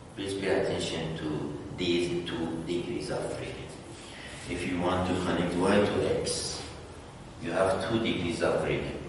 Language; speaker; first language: English; non-native, fluent; Persian